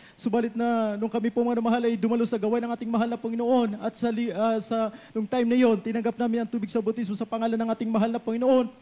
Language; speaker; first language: Filipino; non-native, local second language; Masbatenyo